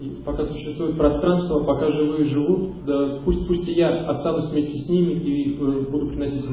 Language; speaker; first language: Russian; native; Russian